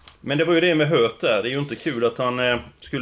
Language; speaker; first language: Swedish; native; Swedish